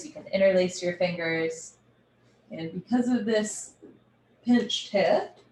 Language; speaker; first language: English; native; English